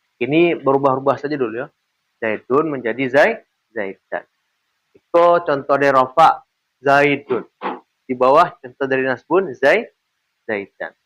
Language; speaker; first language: Malay; non-native, local second language; Minangkabau